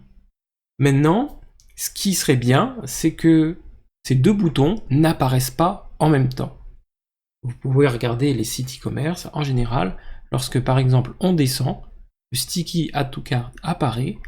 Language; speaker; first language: French; native; French